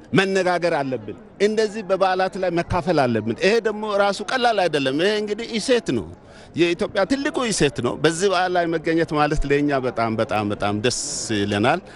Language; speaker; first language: Amharic; non-native, local second language; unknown